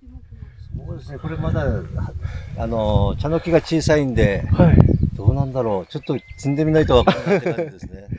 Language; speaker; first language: Japanese; native; Japanese